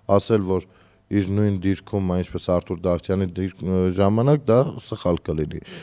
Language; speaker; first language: Armenian; native; Armenian